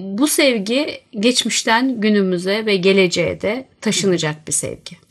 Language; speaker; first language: Turkish; native; Turkish